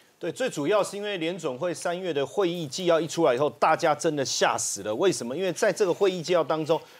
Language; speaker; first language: Chinese; native; Chinese